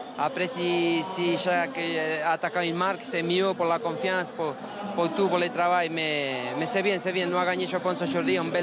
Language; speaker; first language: French; non-native, learner; Spanish